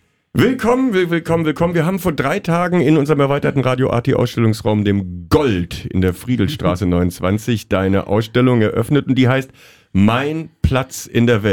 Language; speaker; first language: German; native; German